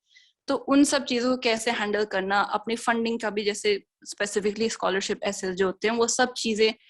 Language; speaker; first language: Hindi; native; Hindi